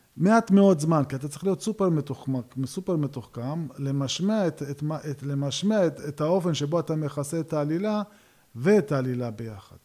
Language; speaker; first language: Hebrew; early bilingual, other home language; Georgian